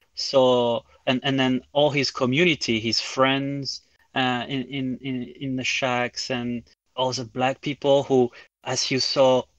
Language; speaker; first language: English; non-native, fluent; French